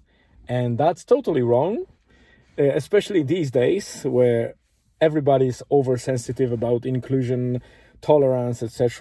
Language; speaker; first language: English; non-native, fluent; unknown